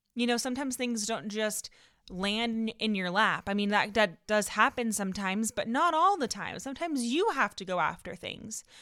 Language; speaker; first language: English; native; English